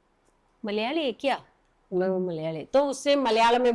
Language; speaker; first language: Hindi; non-native, local second language; Malayalam